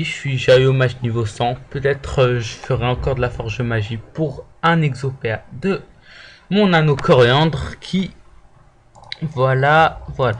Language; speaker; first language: French; native; French